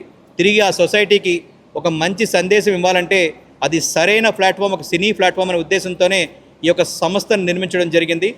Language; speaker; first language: Telugu; native; Telugu